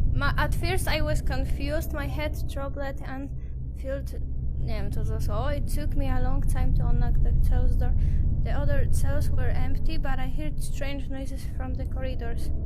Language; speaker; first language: English; non-native, fluent; Polish